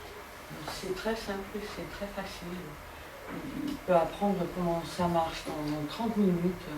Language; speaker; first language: French; non-native, fluent; Dutch